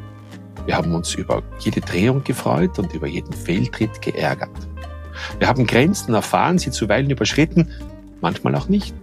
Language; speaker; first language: German; native; German